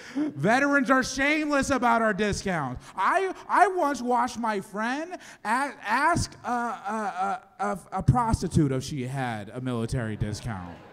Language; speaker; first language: English; native; English